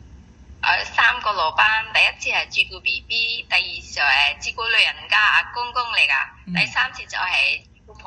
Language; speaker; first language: Cantonese; non-native, learner; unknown